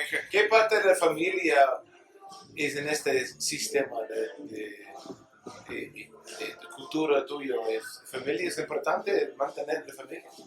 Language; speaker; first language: Spanish; non-native, learner; English